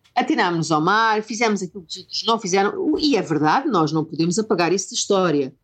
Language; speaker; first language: Portuguese; native; Portuguese